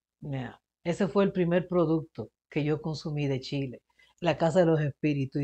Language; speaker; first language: Spanish; early bilingual, heritage; Spanish